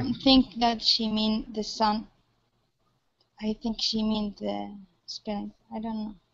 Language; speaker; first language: English; non-native, learner; Arabic